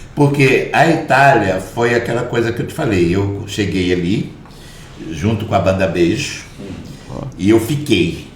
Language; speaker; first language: Portuguese; native; Portuguese